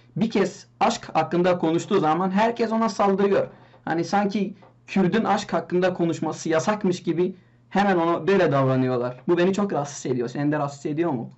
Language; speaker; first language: Turkish; non-native, local second language; Kurdish